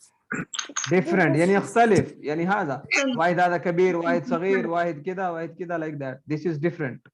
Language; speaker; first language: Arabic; non-native, learner; Urdu